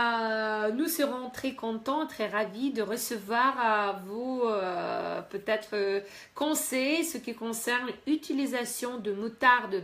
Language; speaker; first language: French; non-native, fluent; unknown